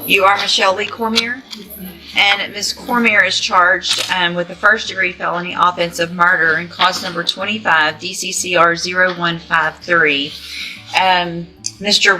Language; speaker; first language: English; native; English